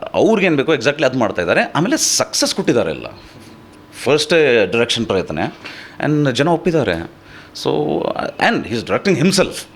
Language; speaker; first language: Kannada; non-native, fluent; Hindi